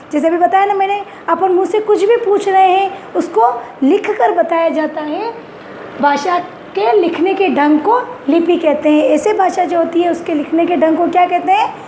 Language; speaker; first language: Hindi; native; Hindi